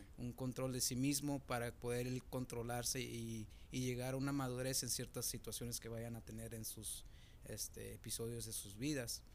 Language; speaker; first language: Spanish; native; Spanish